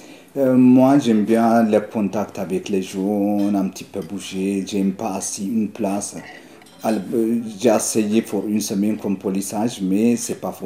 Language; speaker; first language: French; non-native, learner; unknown